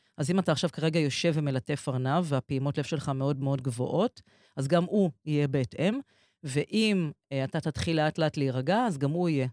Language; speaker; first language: Hebrew; native; Hebrew